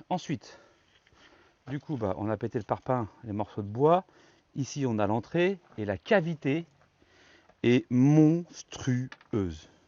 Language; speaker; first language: French; native; French